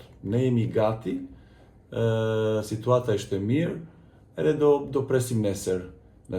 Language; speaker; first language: Albanian; non-native, learner; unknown